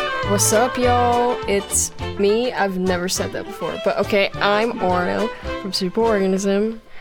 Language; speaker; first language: English; early bilingual, other home language; Japanese